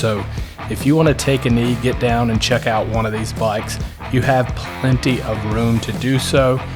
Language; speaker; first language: English; native; English